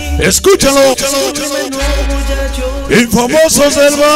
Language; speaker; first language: Spanish; native; Spanish